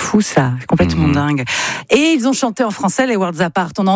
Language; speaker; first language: French; native; French